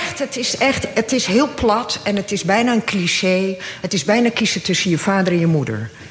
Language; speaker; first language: Dutch; early bilingual, other home language; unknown